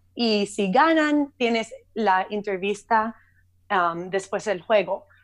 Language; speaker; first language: Spanish; early bilingual, heritage; Spanish